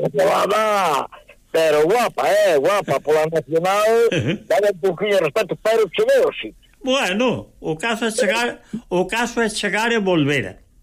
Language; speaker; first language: Galician; native; Galician